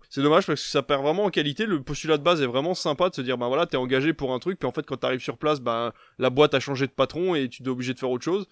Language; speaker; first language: French; native; French